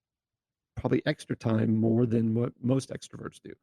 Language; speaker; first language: English; native; English